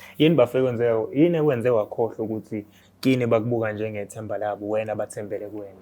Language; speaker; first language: Zulu; native; Zulu